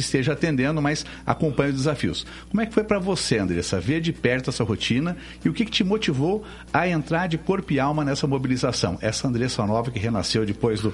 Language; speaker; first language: Portuguese; native; Portuguese